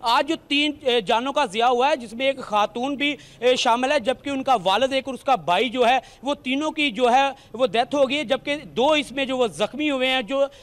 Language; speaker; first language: Urdu; non-native, local second language; Punjabi